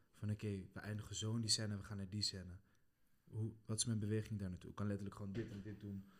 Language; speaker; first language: Dutch; early bilingual, other home language; Kabuverdianu